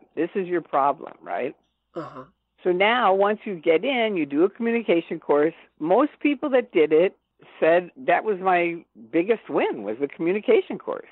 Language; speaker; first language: English; native; English